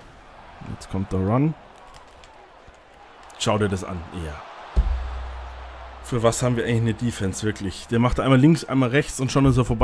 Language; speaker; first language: German; native; German